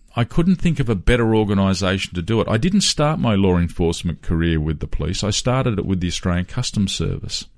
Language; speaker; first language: English; native; English